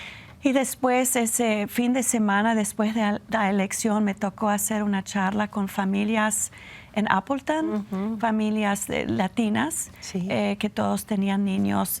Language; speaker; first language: Spanish; non-native, fluent; English